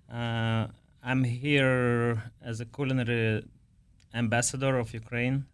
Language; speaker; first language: English; non-native, learner; Ukrainian